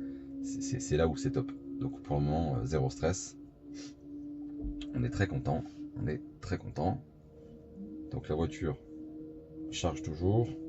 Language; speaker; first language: French; native; French